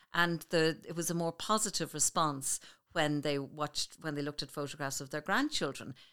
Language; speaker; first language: English; native; English